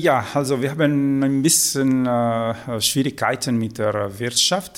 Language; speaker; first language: German; non-native, fluent; Italian